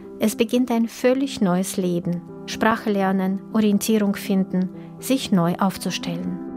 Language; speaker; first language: German; native; German